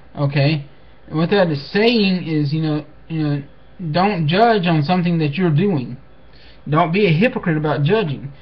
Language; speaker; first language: English; native; English